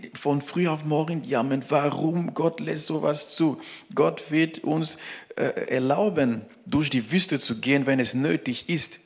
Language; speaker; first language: German; non-native, fluent; French